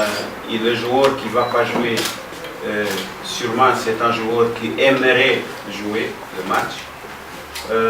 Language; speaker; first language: French; non-native, fluent; Portuguese